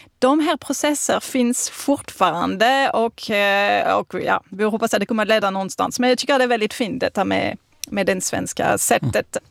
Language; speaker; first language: Swedish; non-native, fluent; French